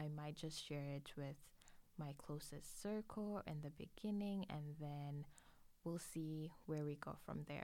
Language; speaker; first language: English; non-native, local second language; Swahili